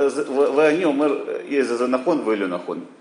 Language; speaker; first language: Hebrew; non-native, learner; Russian